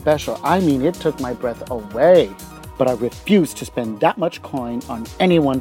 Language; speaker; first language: English; native; English